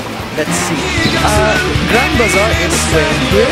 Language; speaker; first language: English; non-native, local second language; Filipino